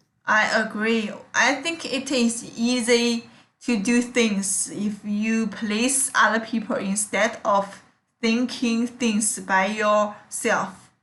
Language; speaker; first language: English; non-native, learner; Chinese